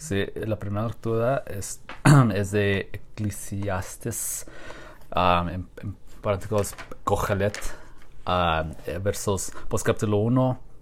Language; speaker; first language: Spanish; non-native, learner; English